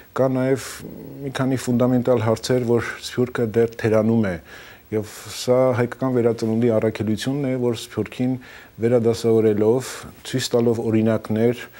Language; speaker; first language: Armenian; early bilingual, heritage; Armenian